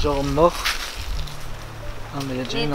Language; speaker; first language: French; native; French